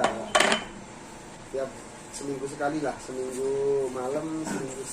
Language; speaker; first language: Indonesian; non-native, local second language; Javanese